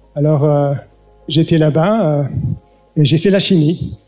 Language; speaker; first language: French; early bilingual, heritage; French